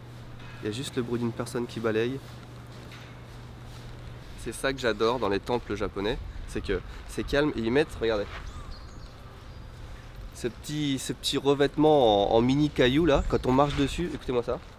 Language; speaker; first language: French; native; French